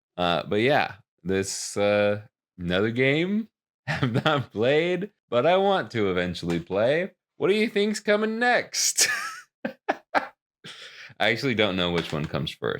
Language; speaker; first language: English; native; English